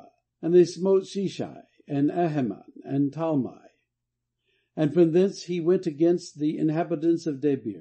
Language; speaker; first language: English; native; English